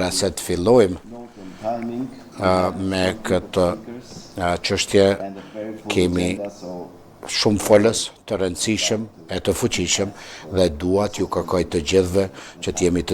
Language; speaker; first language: Albanian; native; Albanian